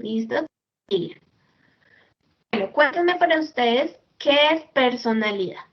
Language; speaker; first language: Spanish; native; Spanish